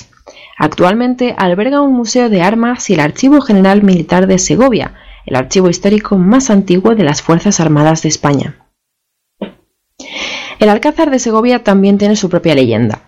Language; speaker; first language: Spanish; native; Spanish